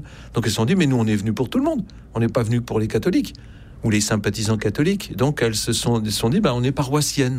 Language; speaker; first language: French; native; French